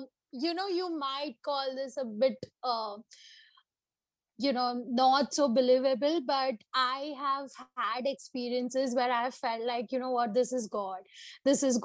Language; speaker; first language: English; non-native, local second language; Hindi